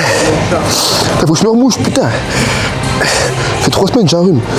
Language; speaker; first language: French; native; French